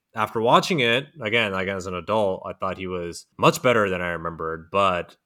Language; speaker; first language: English; native; English